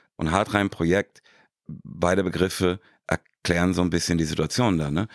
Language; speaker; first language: German; native; German